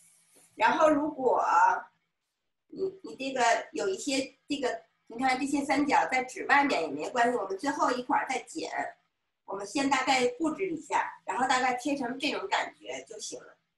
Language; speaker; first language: Chinese; native; Chinese